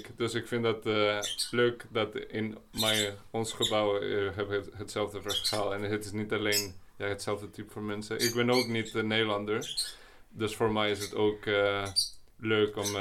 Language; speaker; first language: Dutch; non-native, learner; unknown